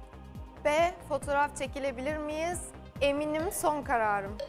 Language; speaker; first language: Turkish; early bilingual, heritage; Turkish